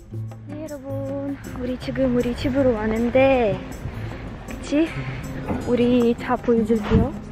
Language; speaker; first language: Korean; non-native, fluent; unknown